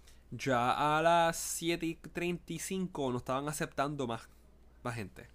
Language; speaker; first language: Spanish; early bilingual, heritage; Spanish